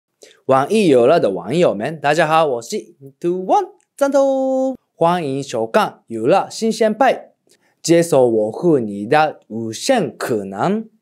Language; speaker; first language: Chinese; non-native, learner; Japanese